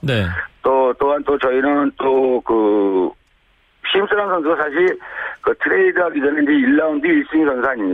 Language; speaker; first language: Korean; native; Korean